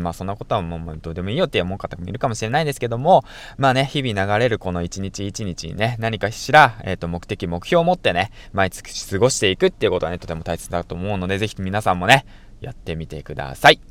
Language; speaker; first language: Japanese; native; Japanese